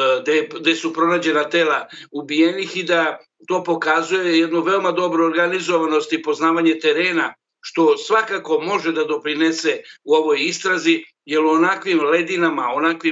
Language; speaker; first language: Serbian; native; Serbian